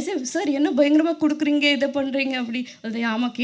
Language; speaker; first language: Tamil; non-native, learner; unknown